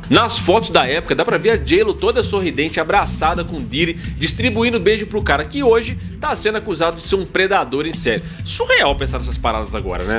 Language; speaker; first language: Portuguese; native; Portuguese